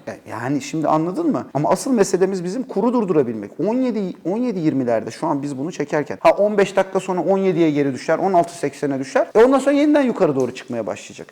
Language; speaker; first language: Turkish; native; Turkish